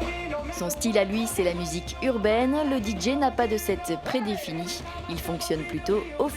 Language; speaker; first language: French; native; French